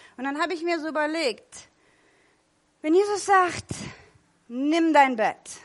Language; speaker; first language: German; non-native, fluent; English